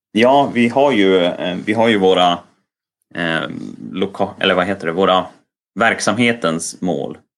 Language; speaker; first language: Swedish; native; Swedish